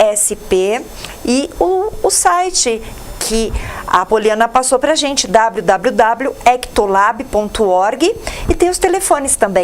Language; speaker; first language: Portuguese; native; Portuguese